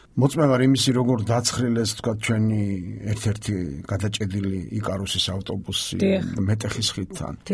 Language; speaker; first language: Georgian; native; Georgian